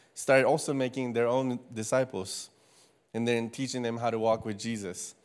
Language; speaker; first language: English; non-native, fluent; Spanish